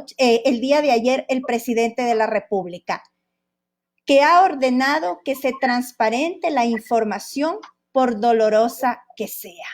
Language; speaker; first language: Spanish; native; Spanish